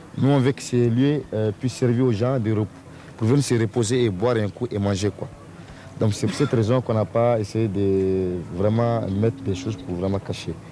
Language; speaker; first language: French; non-native, local second language; Soninke